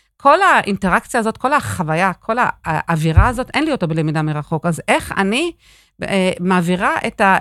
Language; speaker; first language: Hebrew; non-native, fluent; English